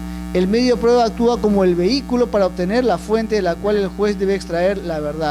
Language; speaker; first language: Spanish; native; Spanish